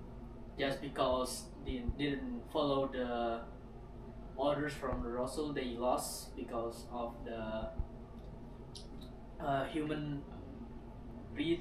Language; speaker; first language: English; non-native, learner; Indonesian